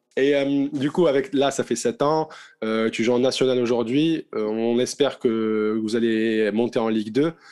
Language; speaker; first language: French; non-native, local second language; Arabic